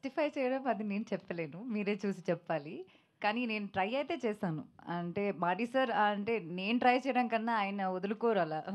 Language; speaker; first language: Telugu; non-native, local second language; Malayalam